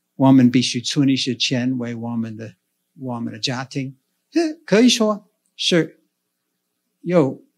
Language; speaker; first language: Chinese; non-native, fluent; English